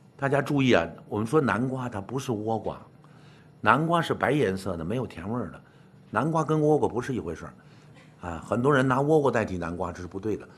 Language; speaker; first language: Chinese; native; Chinese